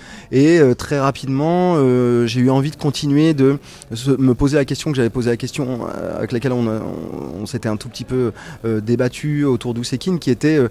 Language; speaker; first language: French; native; French